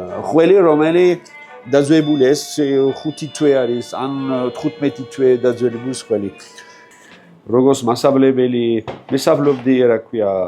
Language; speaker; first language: Georgian; non-native, learner; French